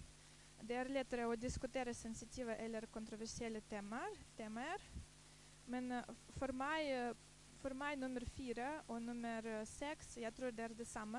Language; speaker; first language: Norwegian; non-native, fluent; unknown